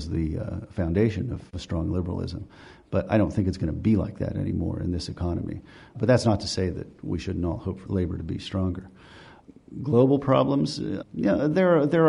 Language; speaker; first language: English; native; English